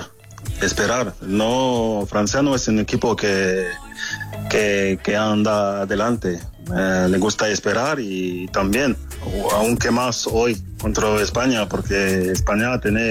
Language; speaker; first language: Spanish; non-native, fluent; French